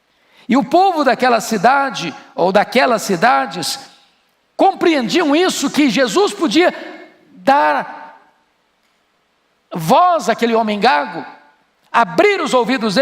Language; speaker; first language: Portuguese; native; Portuguese